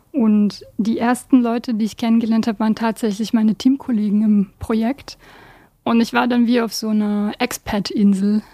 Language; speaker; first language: German; early bilingual, other home language; Bosnian